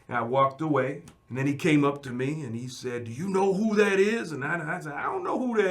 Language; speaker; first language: English; native; English